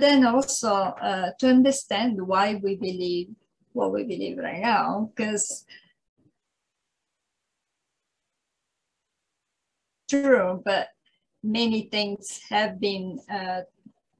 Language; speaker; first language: English; non-native, fluent; Italian